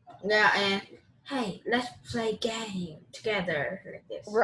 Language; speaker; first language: English; non-native, learner; Korean